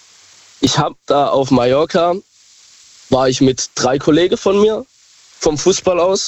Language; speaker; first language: German; native; German